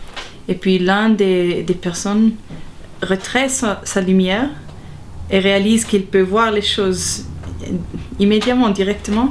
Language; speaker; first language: French; non-native, local second language; German